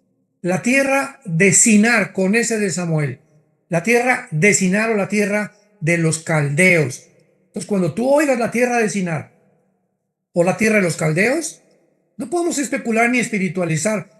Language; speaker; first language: Spanish; native; Spanish